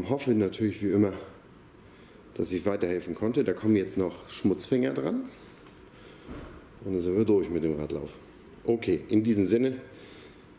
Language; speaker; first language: German; native; German